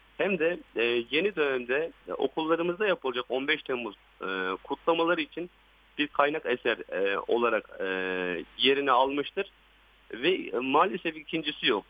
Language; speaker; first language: Turkish; native; Turkish